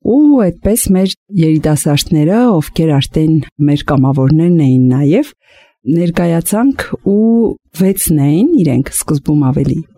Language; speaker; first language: Armenian; native; Armenian